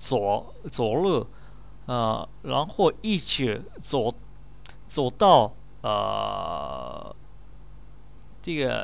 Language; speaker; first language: Chinese; non-native, learner; Japanese